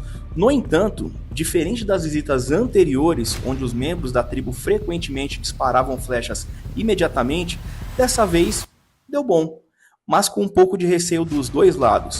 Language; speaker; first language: Portuguese; native; Portuguese